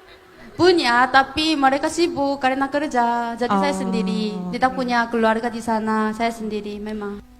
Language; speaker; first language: Indonesian; non-native, fluent; Korean